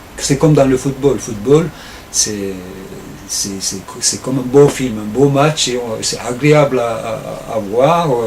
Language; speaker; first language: French; non-native, fluent; Turkish